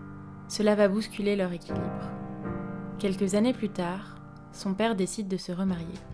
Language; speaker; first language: French; native; French